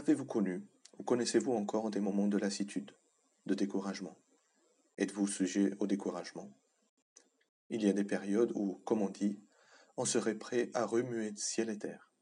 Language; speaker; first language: French; native; French